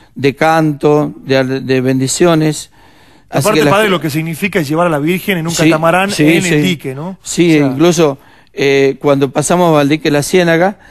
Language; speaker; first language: Spanish; native; Spanish